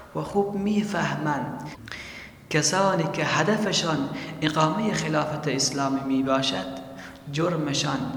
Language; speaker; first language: Persian; native; Persian